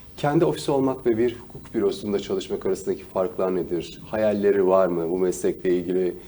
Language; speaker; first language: Turkish; native; Turkish